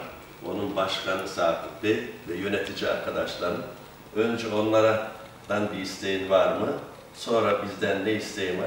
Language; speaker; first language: Turkish; native; Turkish